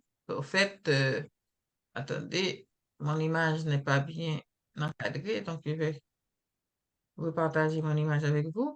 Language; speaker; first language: French; native; French